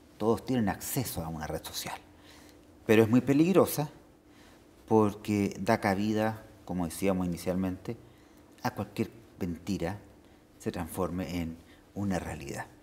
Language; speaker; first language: Spanish; native; Spanish